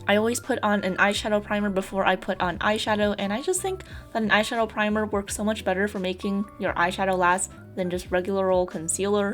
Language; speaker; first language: English; native; English